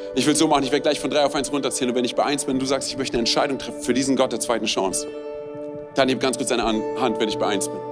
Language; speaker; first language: German; non-native, fluent; Romanian